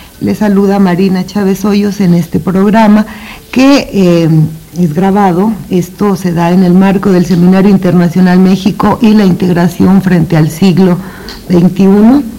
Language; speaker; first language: Spanish; native; Spanish